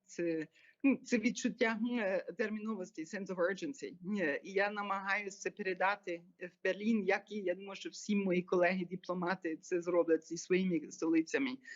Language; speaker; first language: Ukrainian; non-native, fluent; German